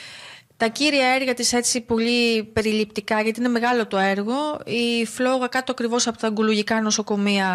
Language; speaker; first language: Greek; native; Greek